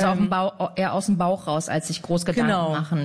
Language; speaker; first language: German; native; German